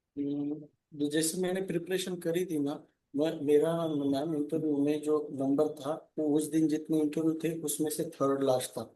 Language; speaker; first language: Hindi; non-native, local second language; Marathi